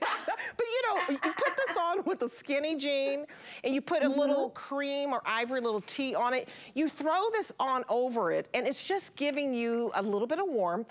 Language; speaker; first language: English; native; English